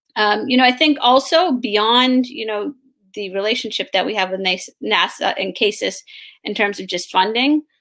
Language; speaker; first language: English; native; English